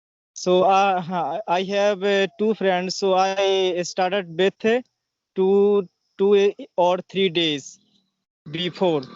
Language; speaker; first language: English; non-native, learner; Hindi